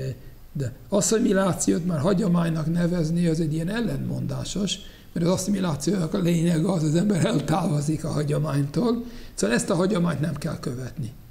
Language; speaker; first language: Hungarian; non-native, fluent; English